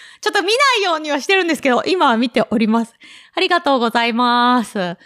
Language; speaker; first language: Japanese; native; Japanese